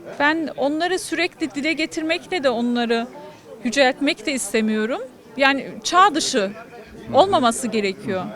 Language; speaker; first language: Turkish; native; Turkish